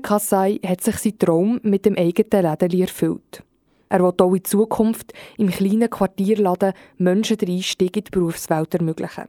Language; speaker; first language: German; native; German